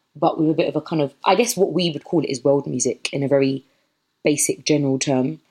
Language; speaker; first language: English; native; English